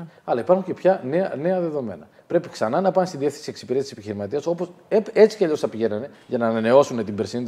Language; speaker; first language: Greek; native; Greek